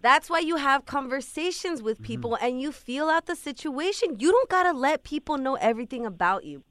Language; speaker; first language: English; native; English